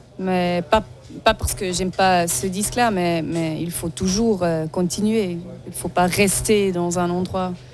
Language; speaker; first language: French; non-native, local second language; Swiss German